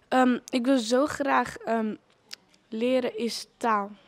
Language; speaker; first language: Dutch; non-native, learner; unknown